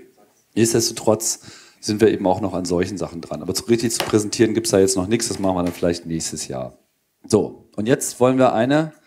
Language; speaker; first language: German; native; German